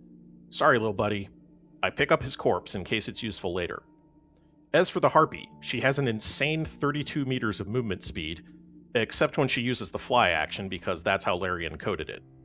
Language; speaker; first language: English; native; English